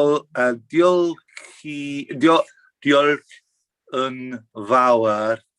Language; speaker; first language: Welsh; non-native, learner; English